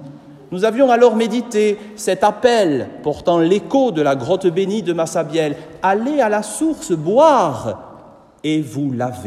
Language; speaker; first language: French; native; French